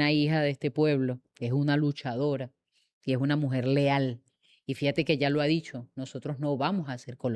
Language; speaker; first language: Spanish; native; Spanish